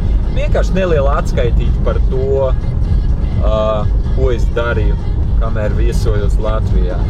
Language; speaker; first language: Latvian; native; Latvian